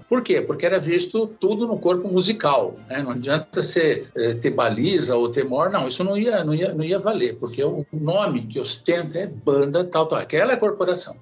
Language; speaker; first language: Portuguese; native; Portuguese